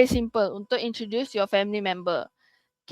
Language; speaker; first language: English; non-native, local second language; Malay